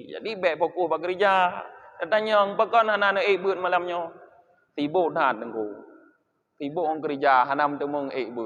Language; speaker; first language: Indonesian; non-native, local second language; Achinese